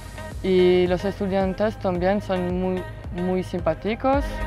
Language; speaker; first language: Spanish; non-native, learner; French